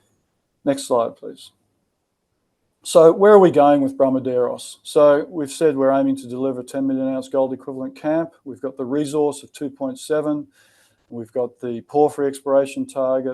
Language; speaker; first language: English; native; English